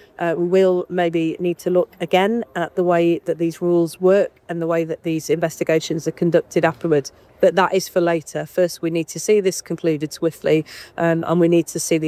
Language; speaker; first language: English; native; English